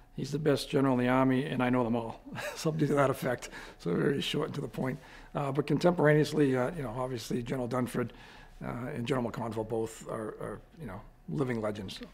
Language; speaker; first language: English; native; English